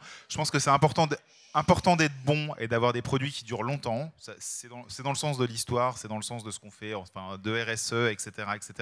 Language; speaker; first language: French; native; French